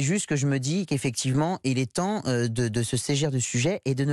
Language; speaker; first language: French; native; French